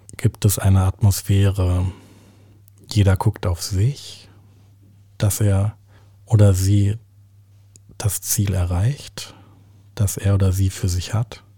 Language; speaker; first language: German; native; German